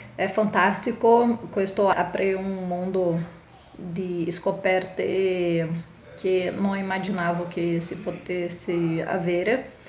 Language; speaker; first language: Italian; non-native, learner; Portuguese